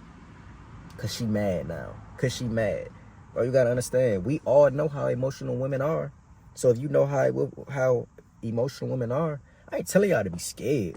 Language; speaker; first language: English; native; English